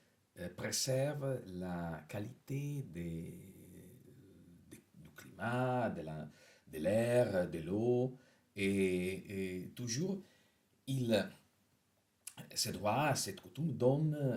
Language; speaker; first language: French; non-native, fluent; Italian